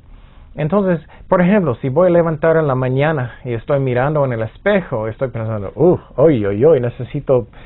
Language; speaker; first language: Spanish; non-native, fluent; English